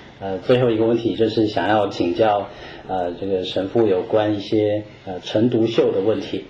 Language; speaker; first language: Chinese; native; Chinese